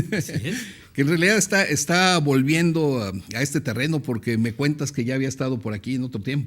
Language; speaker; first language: Spanish; native; Spanish